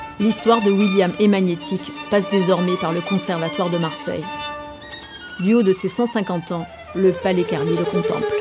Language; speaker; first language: French; native; French